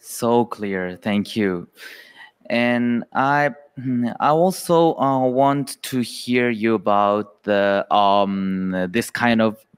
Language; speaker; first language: English; non-native, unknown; Japanese